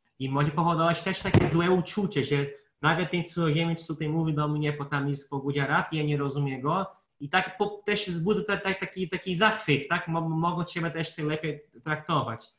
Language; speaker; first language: Polish; non-native, fluent; Portuguese